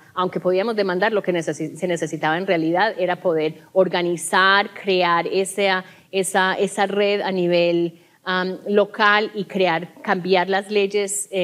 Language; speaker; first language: Spanish; early bilingual, heritage; Spanish